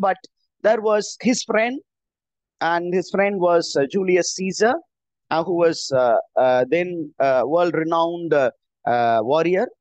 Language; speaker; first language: English; non-native, local second language; Tamil